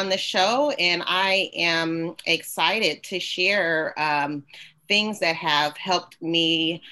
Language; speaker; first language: English; native; English